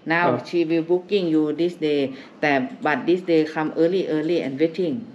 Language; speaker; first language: English; non-native, learner; Thai